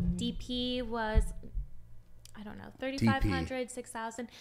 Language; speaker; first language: English; native; English